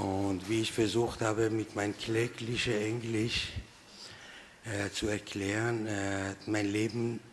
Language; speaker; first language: German; non-native, fluent; Persian